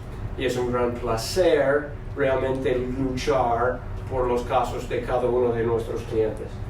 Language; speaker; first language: Spanish; non-native, fluent; English